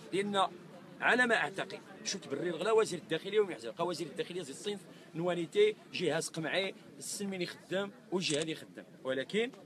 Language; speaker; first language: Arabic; non-native, local second language; Riffian